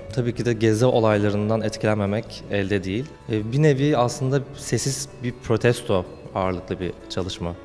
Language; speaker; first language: Turkish; native; Turkish